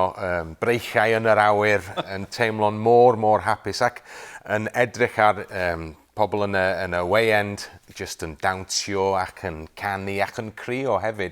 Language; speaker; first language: Welsh; non-native, local second language; English